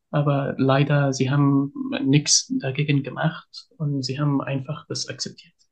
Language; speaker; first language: German; non-native, learner; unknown